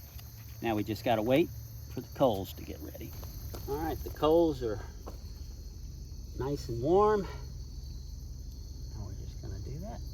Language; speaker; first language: English; native; English